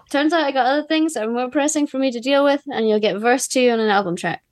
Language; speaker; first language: English; native; English